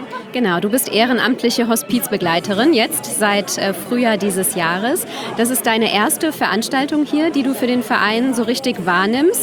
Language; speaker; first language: German; native; German